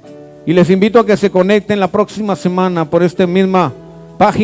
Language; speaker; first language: Spanish; native; Spanish